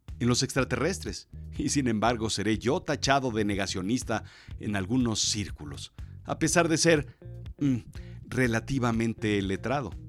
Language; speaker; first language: Spanish; native; Spanish